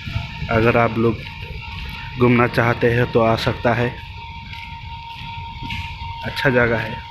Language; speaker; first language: Hindi; non-native, local second language; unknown